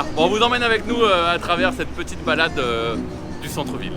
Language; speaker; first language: French; native; French